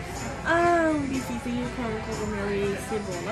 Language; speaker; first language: Portuguese; non-native, learner; English